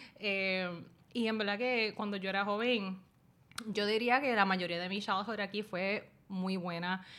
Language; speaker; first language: Spanish; early bilingual, other home language; Chinese